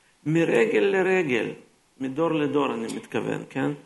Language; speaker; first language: Hebrew; non-native, fluent; Russian